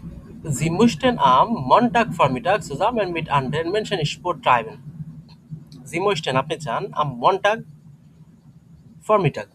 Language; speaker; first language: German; non-native, fluent; Bangla